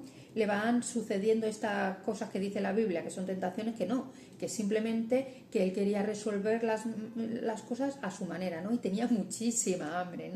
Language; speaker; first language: Spanish; native; Spanish